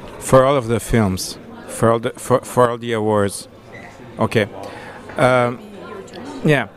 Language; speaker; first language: English; non-native, fluent; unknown